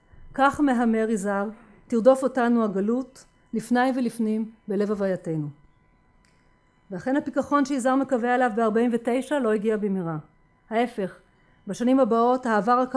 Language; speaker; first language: Hebrew; native; Hebrew